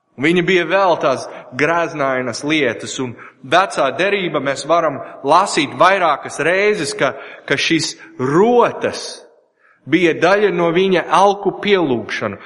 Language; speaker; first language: Latvian; non-native, learner; English